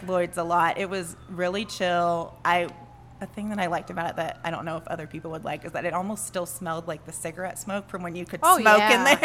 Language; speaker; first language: English; native; English